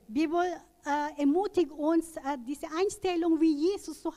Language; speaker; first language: German; non-native, learner; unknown